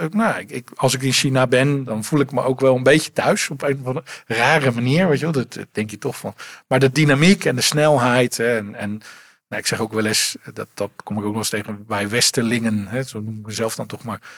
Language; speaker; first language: Dutch; native; Dutch